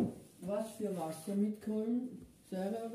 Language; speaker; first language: German; native; German